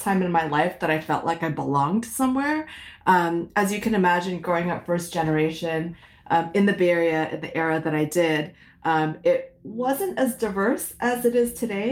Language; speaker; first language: English; early bilingual, other home language; Min Nan Chinese